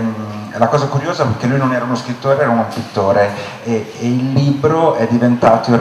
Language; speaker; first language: Italian; native; Italian